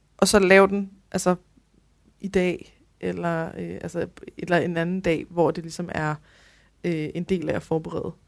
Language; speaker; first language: Danish; native; Danish